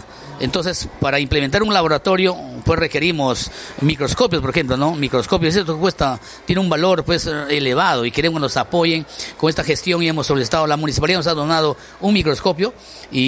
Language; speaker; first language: Spanish; native; Spanish